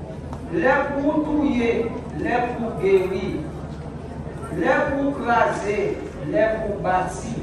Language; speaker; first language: French; non-native, local second language; Haitian Creole